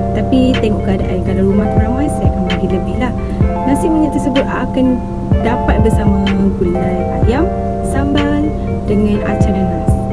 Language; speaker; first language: Malay; native; Malay